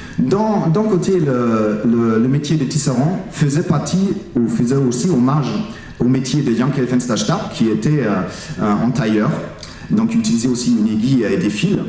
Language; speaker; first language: French; non-native, fluent; German